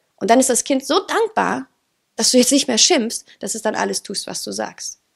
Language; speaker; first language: German; non-native, fluent; Danish